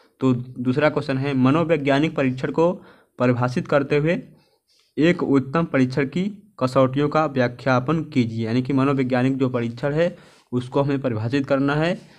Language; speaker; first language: Hindi; native; Hindi